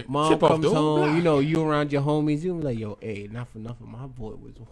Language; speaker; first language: English; native; English